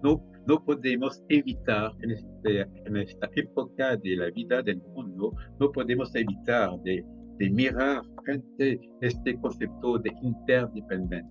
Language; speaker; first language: Spanish; non-native, fluent; French